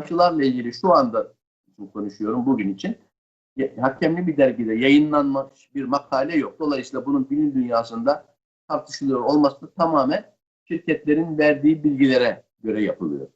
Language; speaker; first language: Turkish; native; Turkish